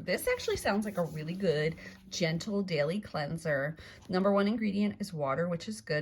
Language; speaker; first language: English; native; English